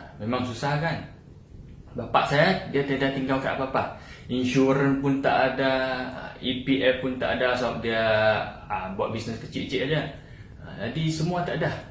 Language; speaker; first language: Malay; non-native, local second language; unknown